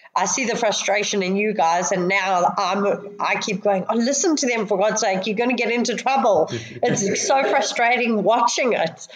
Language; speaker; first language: English; native; English